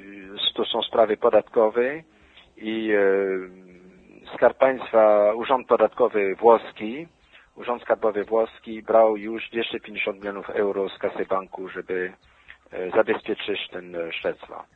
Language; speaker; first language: Polish; non-native, fluent; French